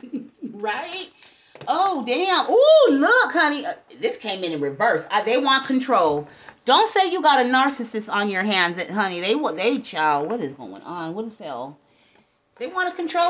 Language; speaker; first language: English; native; English